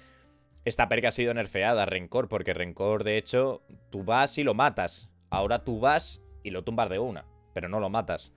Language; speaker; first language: Spanish; native; Spanish